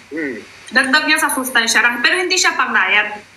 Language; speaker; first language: Filipino; non-native, local second language; Cebuano